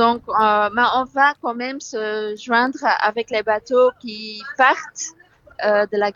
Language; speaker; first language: French; non-native, fluent; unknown